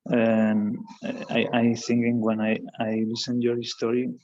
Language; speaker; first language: English; non-native, learner; Spanish